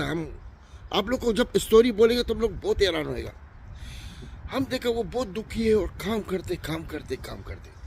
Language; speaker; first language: Hindi; non-native, learner; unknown